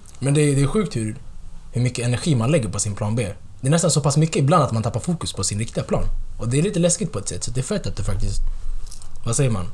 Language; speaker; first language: Swedish; early bilingual, other home language; Tigrinya